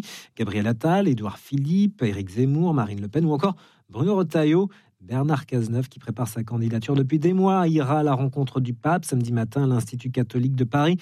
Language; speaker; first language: French; native; French